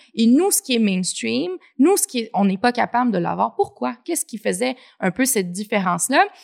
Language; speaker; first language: French; native; French